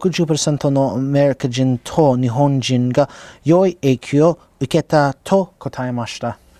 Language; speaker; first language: Japanese; non-native, learner; English